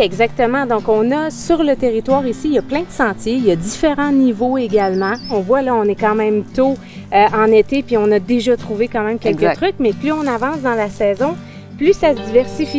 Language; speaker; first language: French; native; French